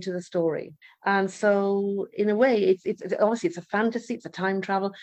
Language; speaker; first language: English; native; English